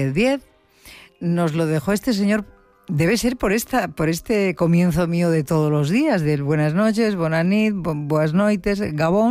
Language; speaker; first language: Spanish; native; Spanish